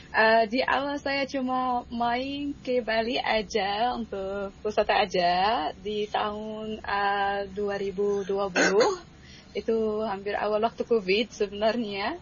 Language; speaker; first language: Indonesian; non-native, fluent; Arabic